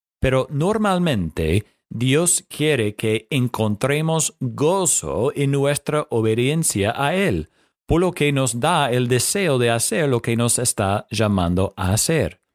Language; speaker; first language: Spanish; non-native, fluent; English